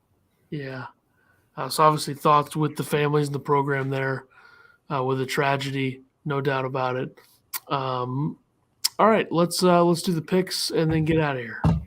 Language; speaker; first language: English; native; English